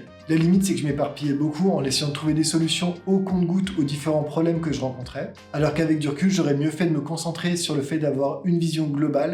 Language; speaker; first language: French; native; French